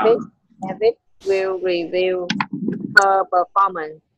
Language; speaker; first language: English; non-native, learner; Vietnamese